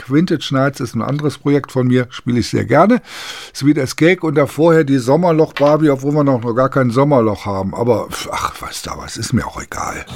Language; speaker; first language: German; native; German